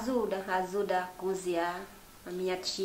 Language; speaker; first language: Portuguese; non-native, local second language; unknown